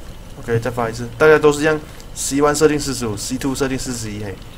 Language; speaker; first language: Chinese; native; Chinese